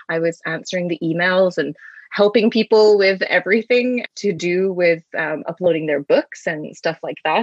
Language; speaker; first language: English; native; English